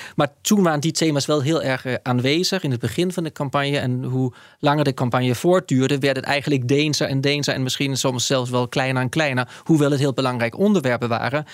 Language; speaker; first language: Dutch; non-native, fluent; Danish